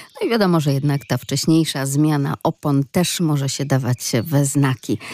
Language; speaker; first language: Polish; native; Polish